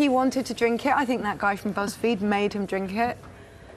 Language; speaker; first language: English; native; English